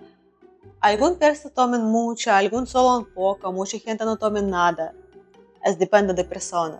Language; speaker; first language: Spanish; non-native, learner; Russian